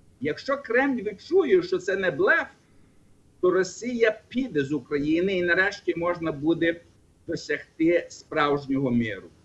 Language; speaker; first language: Ukrainian; early bilingual, heritage; Ukrainian